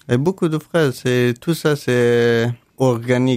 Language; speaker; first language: French; non-native, learner; Persian